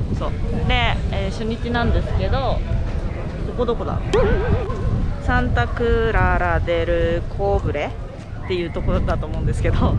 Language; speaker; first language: Japanese; native; Japanese